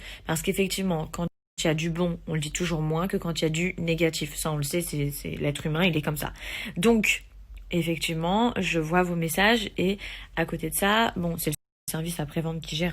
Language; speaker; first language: French; native; French